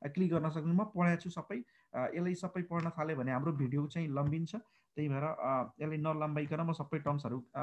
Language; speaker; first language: Nepali; non-native, local second language; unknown